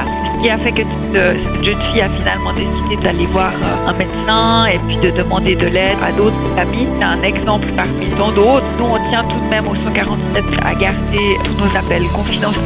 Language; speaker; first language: French; native; French